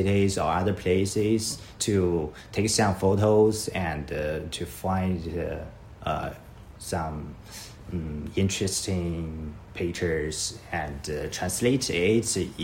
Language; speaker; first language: English; non-native, learner; Chinese